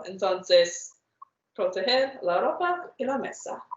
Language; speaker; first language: Spanish; non-native, fluent; English